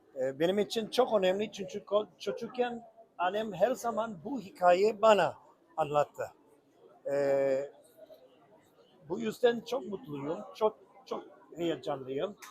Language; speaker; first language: Turkish; non-native, learner; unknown